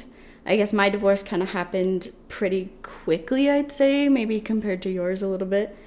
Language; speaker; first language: English; native; English